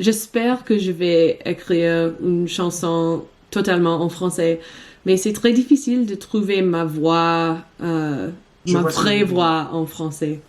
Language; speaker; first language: French; non-native, learner; English